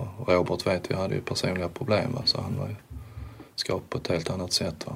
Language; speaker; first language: Swedish; native; Swedish